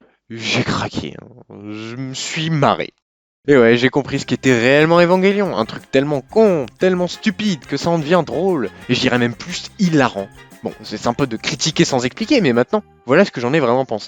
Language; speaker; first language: French; native; French